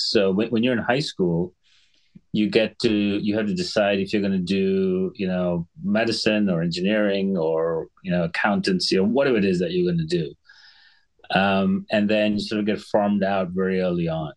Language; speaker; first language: English; non-native, local second language; Sinhala